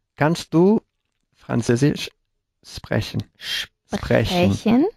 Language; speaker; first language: German; non-native, learner; Spanish